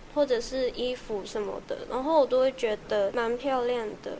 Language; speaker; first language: Chinese; non-native, local second language; Cantonese